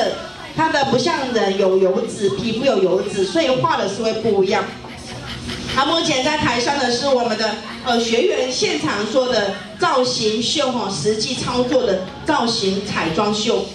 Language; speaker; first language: Chinese; native; Chinese